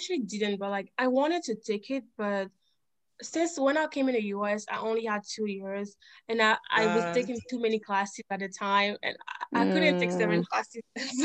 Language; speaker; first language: English; non-native, fluent; French